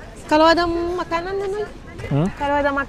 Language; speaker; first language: Indonesian; non-native, learner; Arabic